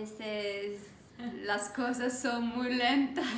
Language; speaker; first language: Spanish; non-native, learner; Turkish